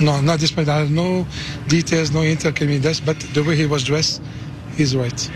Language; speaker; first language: English; non-native, fluent; French